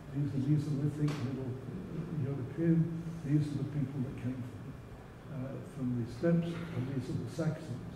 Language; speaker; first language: English; native; English